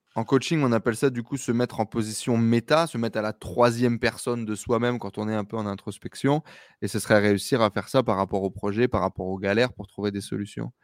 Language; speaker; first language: French; native; French